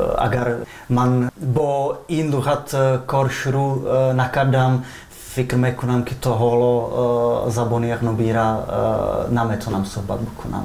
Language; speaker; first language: Persian; non-native, fluent; Czech